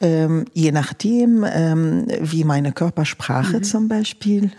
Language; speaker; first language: German; non-native, fluent; Arabic